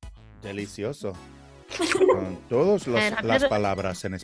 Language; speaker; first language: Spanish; non-native, learner; English